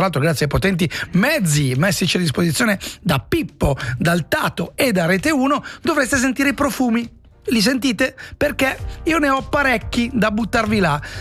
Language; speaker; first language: Italian; native; Italian